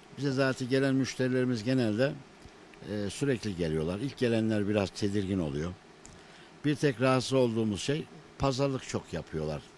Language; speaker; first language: Turkish; native; Turkish